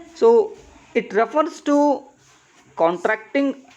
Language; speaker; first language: English; non-native, local second language; Kannada